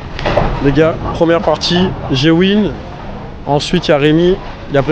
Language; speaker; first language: French; native; French